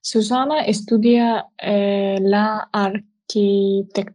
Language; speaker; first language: Spanish; non-native, learner; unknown